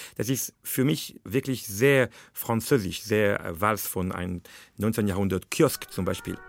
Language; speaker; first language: German; non-native, fluent; French